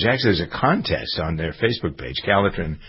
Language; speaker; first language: English; native; English